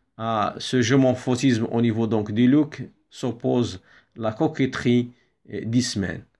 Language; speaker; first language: French; non-native, local second language; Arabic